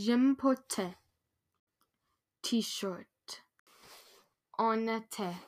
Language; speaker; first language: French; non-native, learner; English